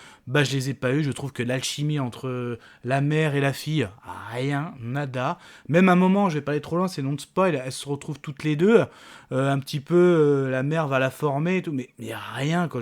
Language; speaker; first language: French; native; French